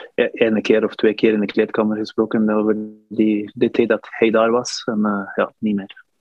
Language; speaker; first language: Dutch; non-native, fluent; Norwegian